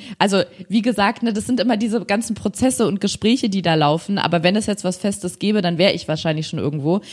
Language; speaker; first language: German; native; German